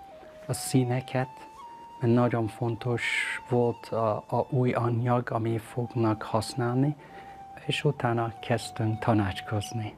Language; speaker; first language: Hungarian; non-native, learner; Persian